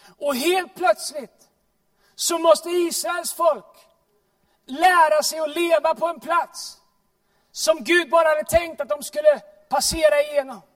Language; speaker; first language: Swedish; native; Swedish